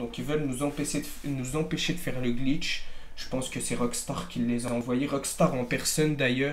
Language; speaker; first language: French; native; French